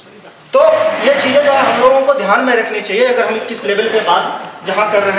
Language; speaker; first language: Hindi; native; Hindi